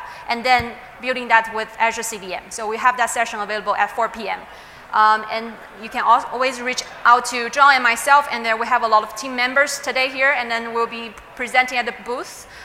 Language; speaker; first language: English; non-native, fluent; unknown